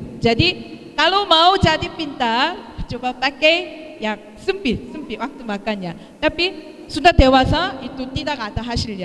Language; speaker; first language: Indonesian; non-native, fluent; Korean